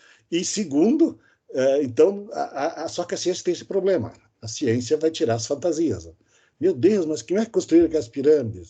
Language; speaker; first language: Portuguese; native; Portuguese